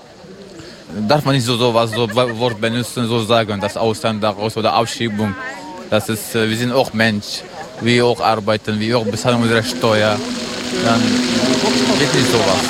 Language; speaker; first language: German; non-native, learner; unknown